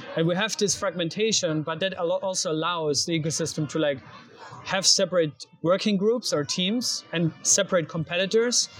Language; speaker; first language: English; non-native, fluent; German